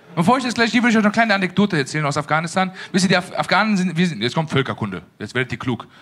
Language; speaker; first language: German; early bilingual, other home language; Persian